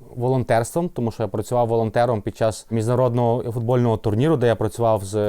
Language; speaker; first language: Ukrainian; native; Ukrainian